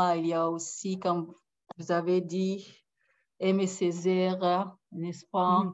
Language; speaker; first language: French; non-native, fluent; Arabic